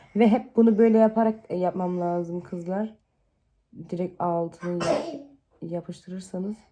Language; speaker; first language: Turkish; early bilingual, heritage; Turkish